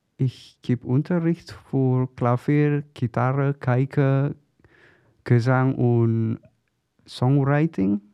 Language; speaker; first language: German; non-native, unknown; Chinese